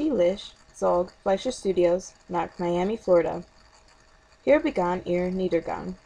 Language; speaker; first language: German; non-native, learner; English